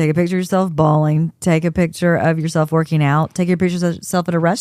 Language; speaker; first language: English; native; English